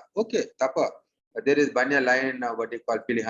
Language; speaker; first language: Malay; non-native, local second language; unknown